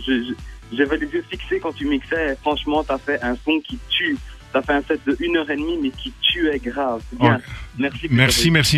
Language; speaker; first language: French; native; French